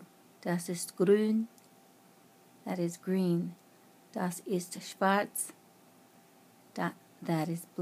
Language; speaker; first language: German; non-native, learner; English